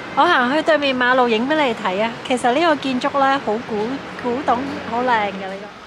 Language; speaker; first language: Cantonese; early bilingual, heritage; Cantonese